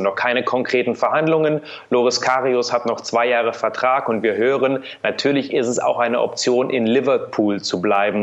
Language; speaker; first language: German; native; German